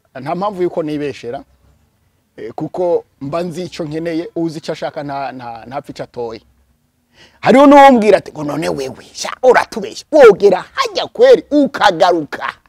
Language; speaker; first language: Rundi; early bilingual, heritage; Rundi